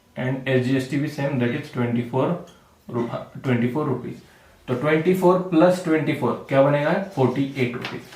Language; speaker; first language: Hindi; non-native, local second language; Marathi